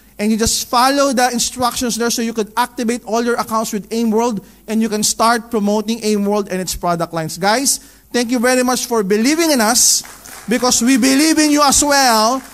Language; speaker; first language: English; non-native, local second language; Filipino